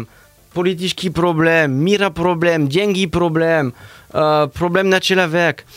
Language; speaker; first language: Russian; non-native, learner; French